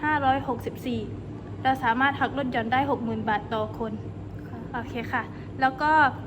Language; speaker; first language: Thai; non-native, local second language; Pattani Malay